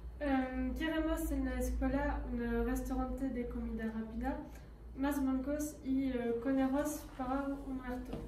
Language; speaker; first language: Spanish; non-native, learner; French